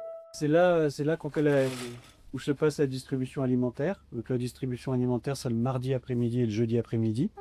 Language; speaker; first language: French; native; French